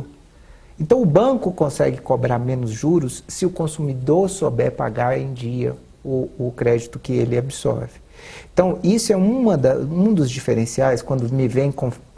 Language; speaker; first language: Portuguese; native; Portuguese